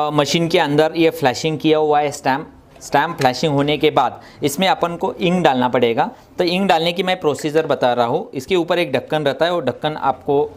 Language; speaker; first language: Hindi; non-native, local second language; Marathi